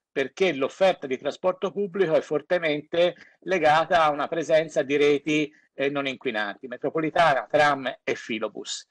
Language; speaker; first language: Italian; native; Italian